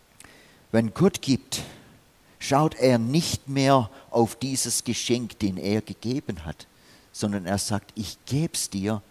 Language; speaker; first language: German; non-native, fluent; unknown